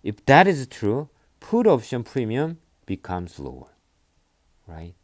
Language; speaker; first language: English; non-native, fluent; Korean